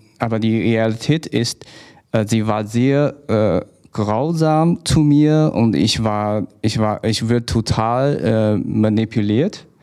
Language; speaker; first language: German; non-native, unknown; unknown